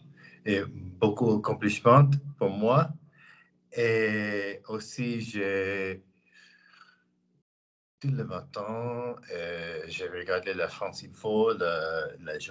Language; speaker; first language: French; non-native, learner; English